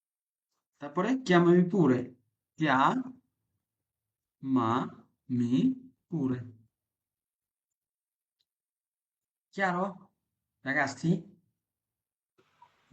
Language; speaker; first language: Italian; non-native, fluent; Bangla